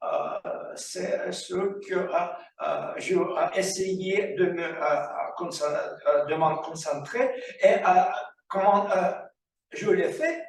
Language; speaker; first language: French; non-native, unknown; Russian